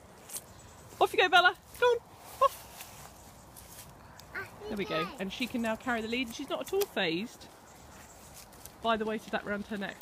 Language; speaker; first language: English; native; English